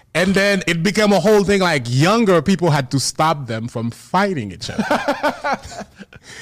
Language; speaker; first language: English; non-native, fluent; Haitian Creole